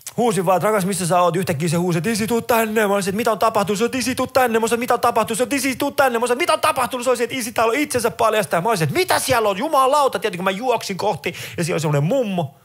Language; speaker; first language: Finnish; early bilingual, other home language; Persian